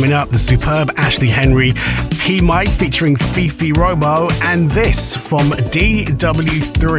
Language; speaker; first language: English; native; English